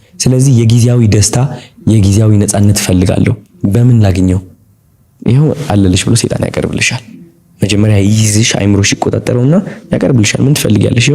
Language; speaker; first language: Amharic; non-native, local second language; Tigrinya